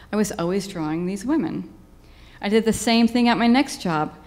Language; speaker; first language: English; native; English